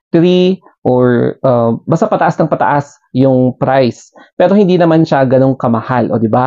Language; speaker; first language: Filipino; native; Filipino